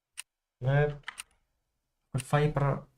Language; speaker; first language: Icelandic; non-native, learner; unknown